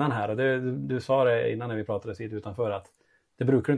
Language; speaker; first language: Swedish; native; Swedish